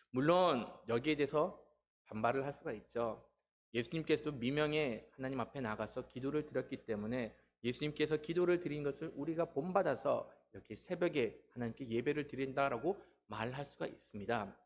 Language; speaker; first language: Korean; native; Korean